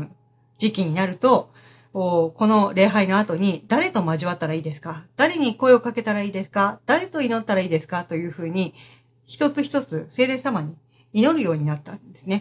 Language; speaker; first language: Japanese; native; Japanese